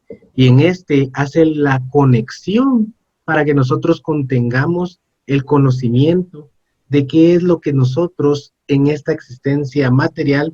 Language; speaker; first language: Spanish; native; Spanish